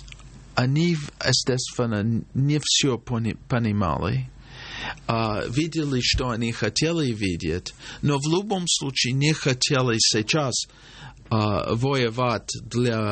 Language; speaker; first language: Russian; non-native, fluent; English